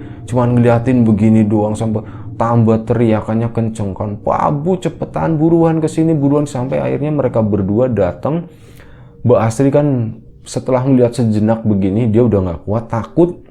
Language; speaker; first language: Indonesian; native; Indonesian